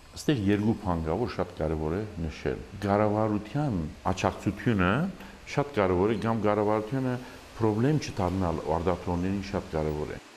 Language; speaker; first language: Armenian; early bilingual, heritage; Armenian